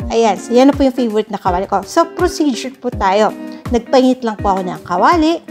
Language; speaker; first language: Filipino; non-native, local second language; Cebuano